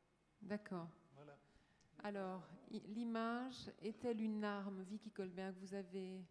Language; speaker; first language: French; native; French